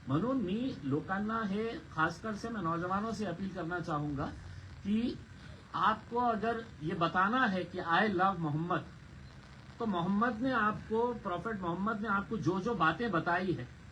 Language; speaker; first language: Hindi; non-native, local second language; Marathi